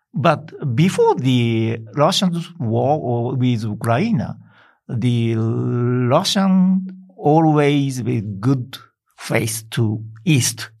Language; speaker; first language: English; non-native, learner; Japanese